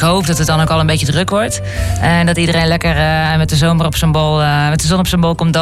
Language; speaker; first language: Dutch; native; Dutch